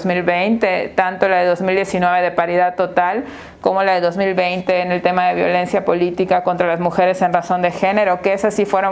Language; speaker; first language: Spanish; native; Spanish